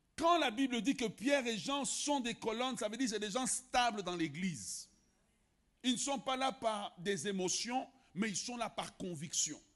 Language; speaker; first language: French; non-native, local second language; Lingala